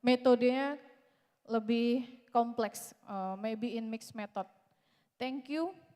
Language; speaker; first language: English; non-native, learner; Indonesian